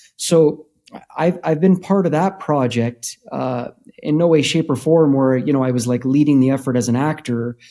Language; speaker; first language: English; native; English